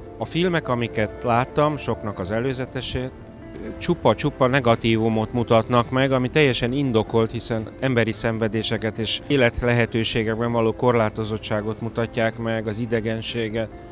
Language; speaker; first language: Hungarian; early bilingual, other home language; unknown